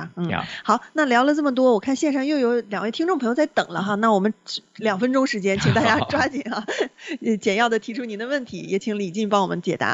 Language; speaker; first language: Chinese; native; Chinese